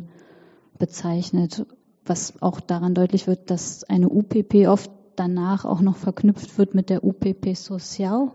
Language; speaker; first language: German; native; German